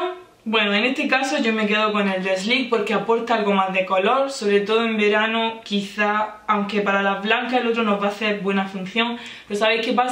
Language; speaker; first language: Spanish; native; Spanish